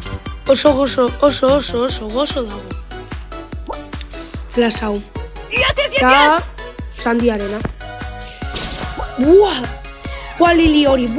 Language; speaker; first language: Basque; non-native, local second language; Spanish